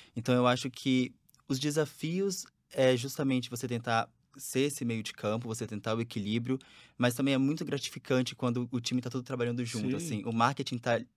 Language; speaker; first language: Portuguese; native; Portuguese